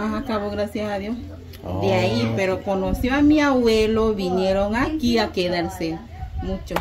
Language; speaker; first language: Spanish; non-native, local second language; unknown